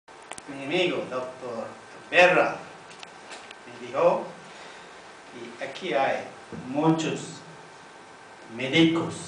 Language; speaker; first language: Spanish; non-native, fluent; Tamil